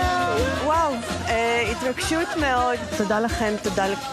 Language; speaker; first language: Hebrew; non-native, fluent; Greek